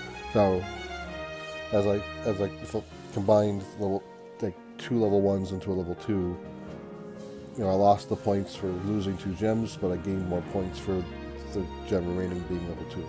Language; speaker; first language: English; native; English